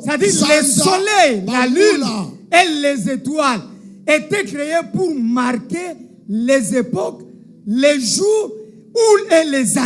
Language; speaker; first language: French; non-native, local second language; Lingala